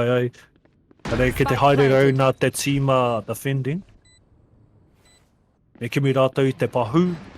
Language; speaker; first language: Māori; non-native, local second language; English